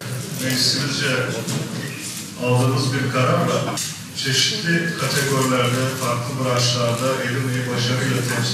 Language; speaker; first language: Turkish; native; Turkish